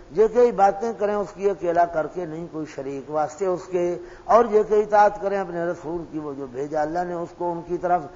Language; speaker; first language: Urdu; non-native, local second language; Pashto